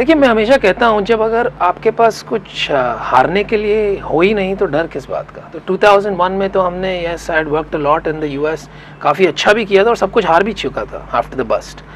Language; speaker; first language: Hindi; native; Hindi